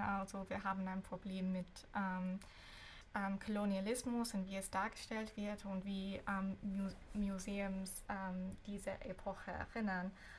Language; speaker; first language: German; non-native, fluent; English